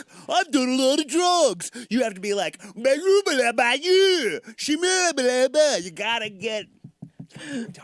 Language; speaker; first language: English; native; English